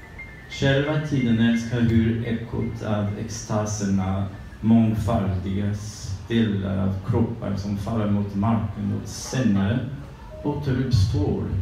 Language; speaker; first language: Swedish; non-native, learner; French